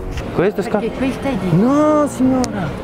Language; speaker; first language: Italian; non-native, learner; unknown